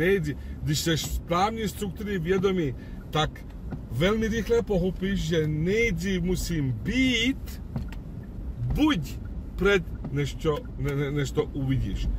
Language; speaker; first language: Czech; non-native, fluent; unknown